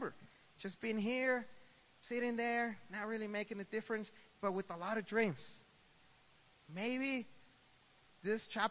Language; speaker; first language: English; early bilingual, other home language; Spanish